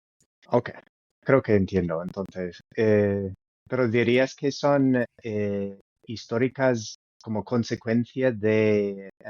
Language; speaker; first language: Spanish; non-native, fluent; English